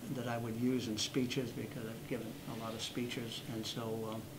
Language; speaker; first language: English; native; English